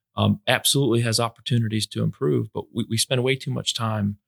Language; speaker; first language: English; native; English